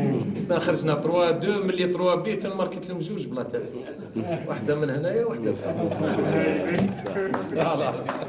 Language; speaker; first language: Arabic; native; Arabic